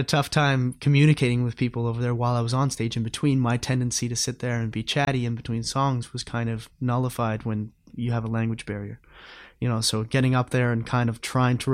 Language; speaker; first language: English; native; English